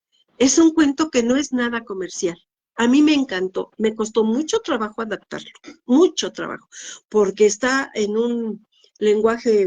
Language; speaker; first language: Spanish; native; Spanish